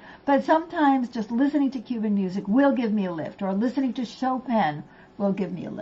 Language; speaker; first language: English; native; English